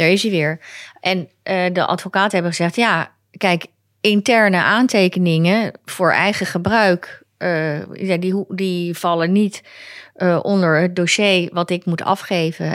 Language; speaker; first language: Dutch; native; Dutch